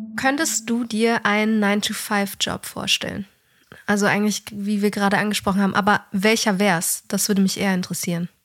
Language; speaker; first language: German; native; German